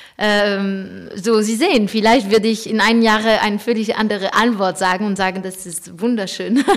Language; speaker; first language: German; non-native, fluent; French